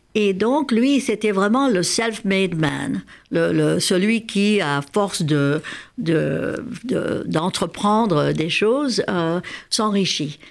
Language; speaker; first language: French; non-native, fluent; Hungarian